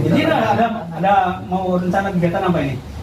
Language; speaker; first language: Indonesian; native; Indonesian